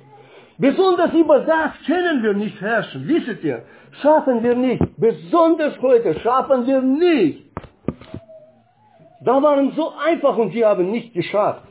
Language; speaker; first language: German; non-native, fluent; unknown